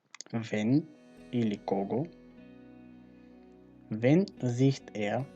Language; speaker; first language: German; non-native, fluent; Macedonian